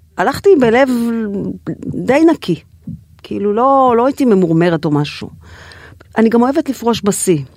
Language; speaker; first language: Hebrew; native; Hebrew